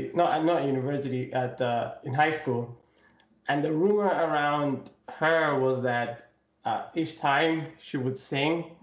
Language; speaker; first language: English; non-native, local second language; Nyanja